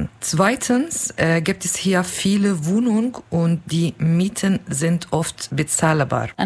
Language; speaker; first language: German; non-native, learner; Kurdish